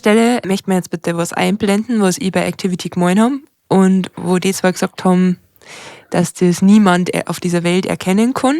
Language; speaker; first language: German; native; German